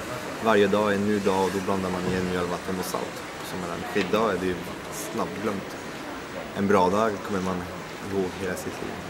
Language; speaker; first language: Swedish; non-native, fluent; French